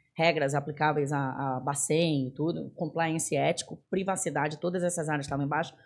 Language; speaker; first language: Portuguese; native; Portuguese